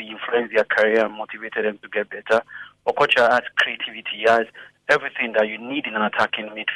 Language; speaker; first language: English; non-native, local second language; Yoruba